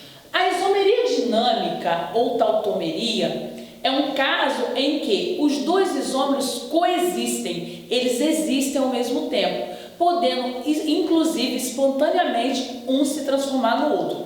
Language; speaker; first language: Portuguese; native; Portuguese